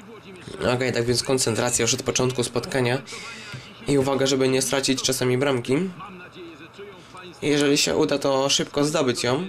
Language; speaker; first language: Polish; native; Polish